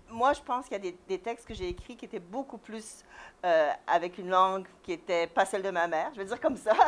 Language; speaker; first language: French; native; French